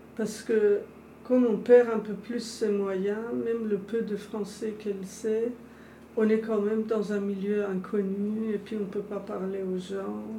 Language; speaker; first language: French; non-native, fluent; Persian